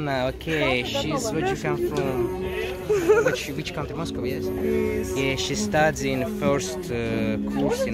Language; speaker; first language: English; non-native, learner; Russian